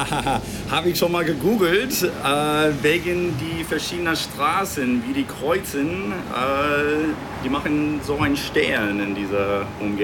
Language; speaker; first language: German; non-native, learner; English